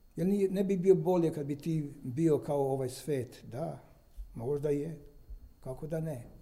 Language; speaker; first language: Serbian; non-native, fluent; Romanian